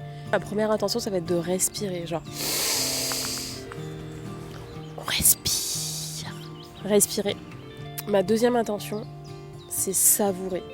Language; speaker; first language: French; native; French